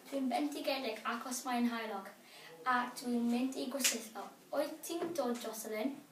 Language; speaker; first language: Welsh; non-native, learner; English